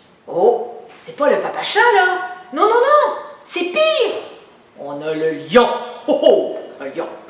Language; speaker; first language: French; native; French